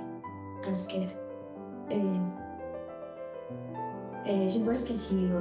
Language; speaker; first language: French; non-native, fluent; Spanish